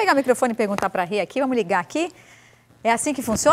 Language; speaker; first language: Portuguese; native; Portuguese